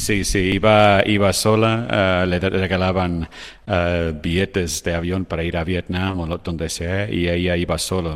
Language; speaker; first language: Spanish; non-native, fluent; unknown